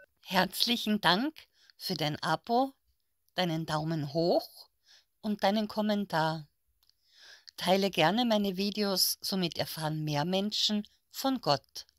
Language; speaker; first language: German; native; German